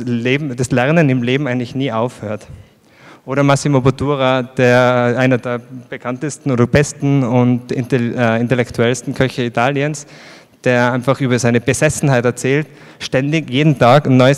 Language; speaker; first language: German; native; German